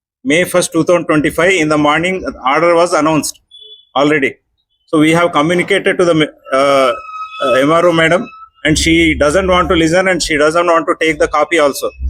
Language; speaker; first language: English; non-native, local second language; Telugu